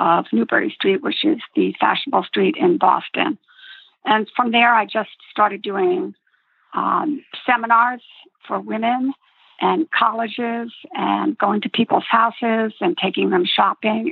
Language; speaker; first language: English; native; English